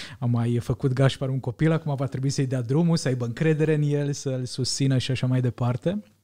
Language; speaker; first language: Romanian; non-native, local second language; Hungarian